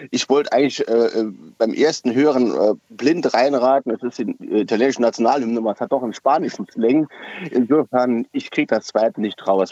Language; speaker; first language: German; native; German